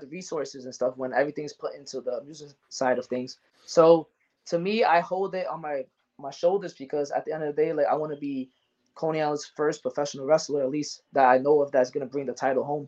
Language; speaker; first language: English; native; English